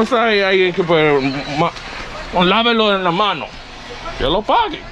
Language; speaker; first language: Spanish; non-native, learner; English